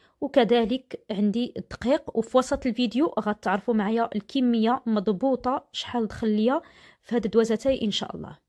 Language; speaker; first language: Arabic; native; Arabic